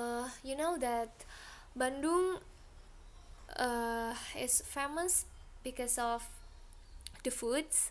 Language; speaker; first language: English; non-native, learner; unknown